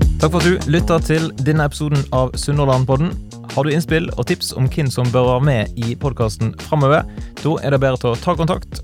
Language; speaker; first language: Norwegian; native; Norwegian